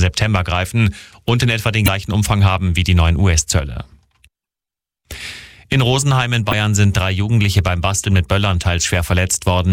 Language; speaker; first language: German; native; German